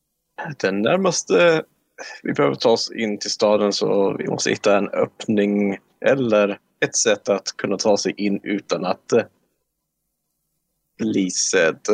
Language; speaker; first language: Swedish; non-native, fluent; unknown